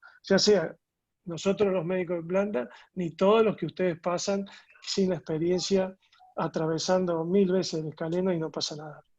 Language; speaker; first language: Spanish; native; Spanish